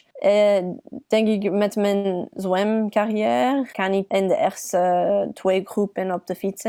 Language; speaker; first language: Dutch; early bilingual, heritage; English